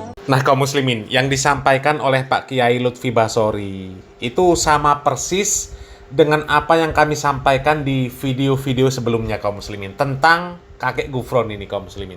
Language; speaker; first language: Indonesian; native; Indonesian